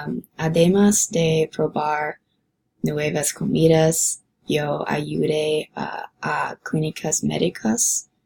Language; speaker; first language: Spanish; non-native, learner; English